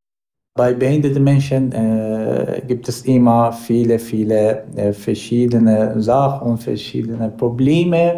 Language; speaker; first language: German; non-native, learner; Persian